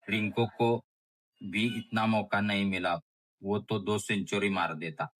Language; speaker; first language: Hindi; non-native, local second language; Marathi